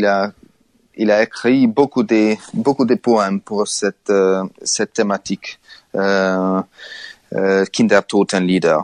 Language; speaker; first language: French; non-native, learner; Hungarian